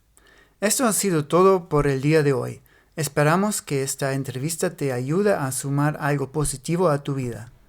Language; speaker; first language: Spanish; non-native, fluent; German